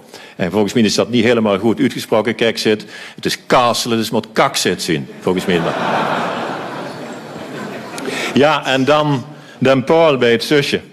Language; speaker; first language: Dutch; native; Dutch